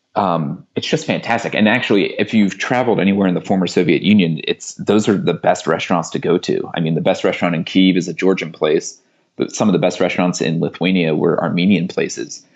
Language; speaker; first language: English; native; English